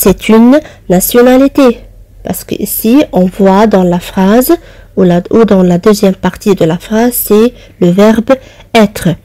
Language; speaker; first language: French; non-native, fluent; Arabic